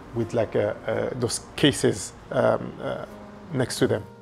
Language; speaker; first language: English; non-native, fluent; French